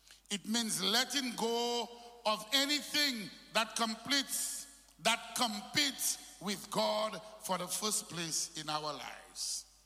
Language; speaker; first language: English; non-native, local second language; French